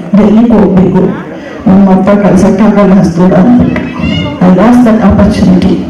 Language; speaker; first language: Kannada; non-native, local second language; Telugu